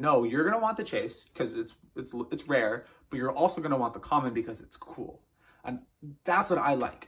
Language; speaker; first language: English; native; English